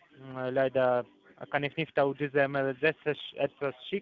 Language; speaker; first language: German; non-native, learner; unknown